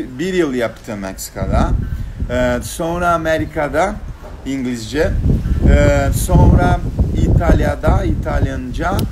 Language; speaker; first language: Turkish; non-native, learner; Portuguese